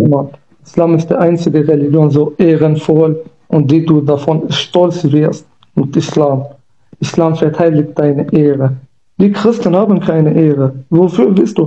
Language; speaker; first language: German; non-native, learner; Kurdish